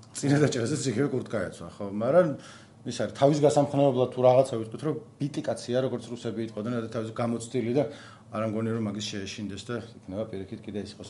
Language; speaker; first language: Georgian; native; Georgian